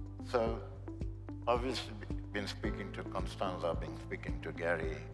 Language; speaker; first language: English; native; English